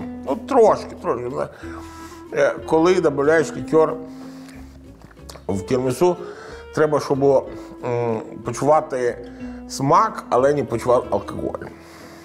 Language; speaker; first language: Ukrainian; non-native, learner; Italian